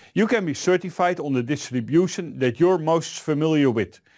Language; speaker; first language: English; non-native, fluent; Dutch